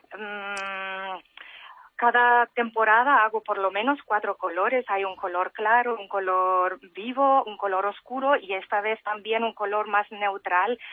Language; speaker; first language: Spanish; early bilingual, heritage; German